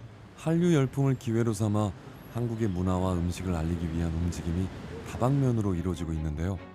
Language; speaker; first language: Korean; native; Korean